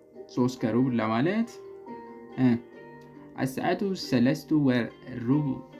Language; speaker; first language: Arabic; non-native, fluent; Amharic